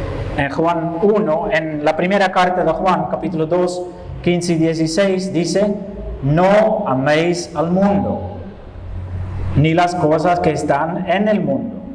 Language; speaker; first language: Spanish; non-native, fluent; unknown